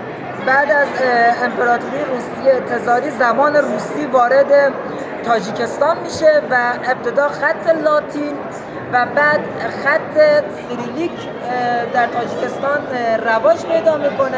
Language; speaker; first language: Persian; native; Persian